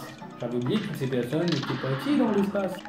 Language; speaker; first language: French; non-native, local second language; Morisyen